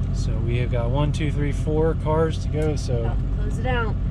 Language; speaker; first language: English; native; English